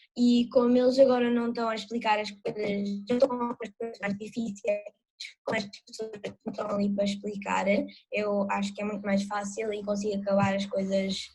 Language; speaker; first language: Portuguese; early bilingual, heritage; Portuguese